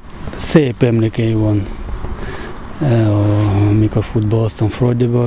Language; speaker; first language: Hungarian; non-native, learner; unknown